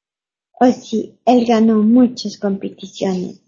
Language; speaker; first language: Spanish; non-native, learner; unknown